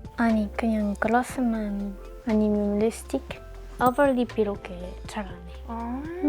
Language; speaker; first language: Korean; non-native, learner; French